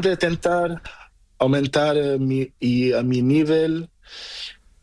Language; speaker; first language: Spanish; non-native, learner; Portuguese